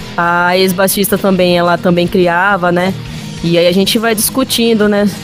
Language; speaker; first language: Portuguese; native; Portuguese